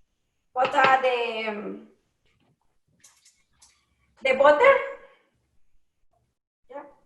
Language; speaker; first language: English; non-native, learner; Spanish